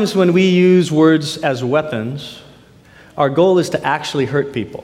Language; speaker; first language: English; native; English